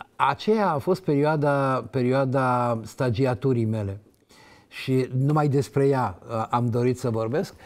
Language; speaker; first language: Romanian; native; Romanian